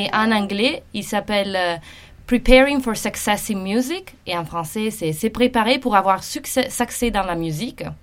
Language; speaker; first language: French; non-native, fluent; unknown